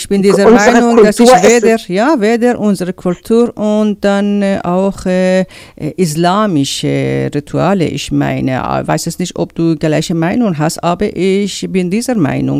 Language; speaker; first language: German; non-native, learner; Persian